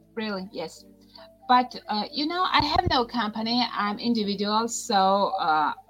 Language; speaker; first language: English; non-native, fluent; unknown